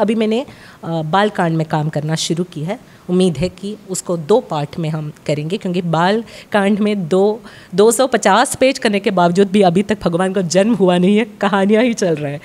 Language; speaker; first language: Hindi; non-native, local second language; Malayalam